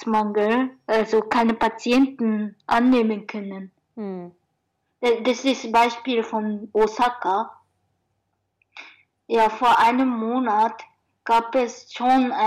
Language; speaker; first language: German; non-native, learner; Japanese